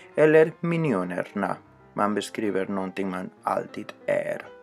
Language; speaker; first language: Swedish; non-native, fluent; Spanish